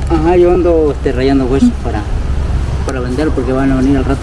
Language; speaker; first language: Spanish; native; Spanish